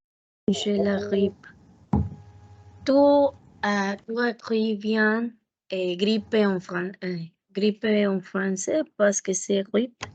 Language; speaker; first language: French; non-native, learner; Spanish